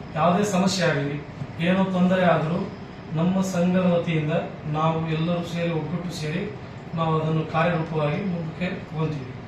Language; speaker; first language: Kannada; non-native, local second language; Lambadi